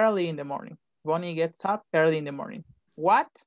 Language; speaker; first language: English; non-native, fluent; Spanish